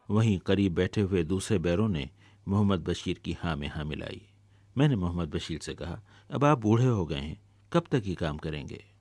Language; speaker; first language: Urdu; native; Urdu